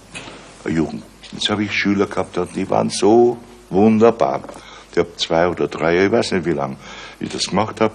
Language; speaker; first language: German; native; German